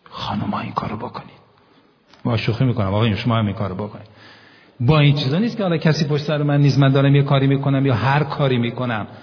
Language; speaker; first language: Persian; native; Persian